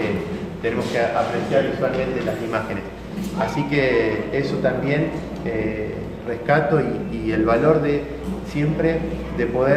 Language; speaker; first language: Spanish; native; Spanish